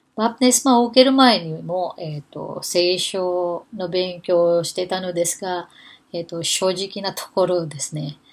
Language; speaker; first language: Japanese; non-native, fluent; Filipino